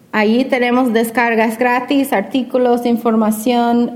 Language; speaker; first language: Spanish; non-native, fluent; English